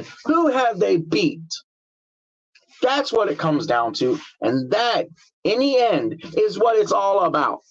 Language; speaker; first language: English; native; English